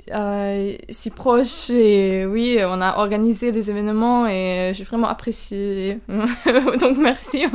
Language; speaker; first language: French; non-native, fluent; German